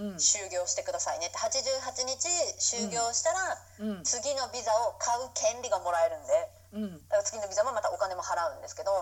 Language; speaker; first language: Japanese; native; Japanese